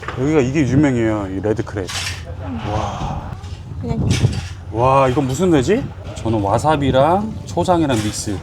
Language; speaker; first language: Korean; native; Korean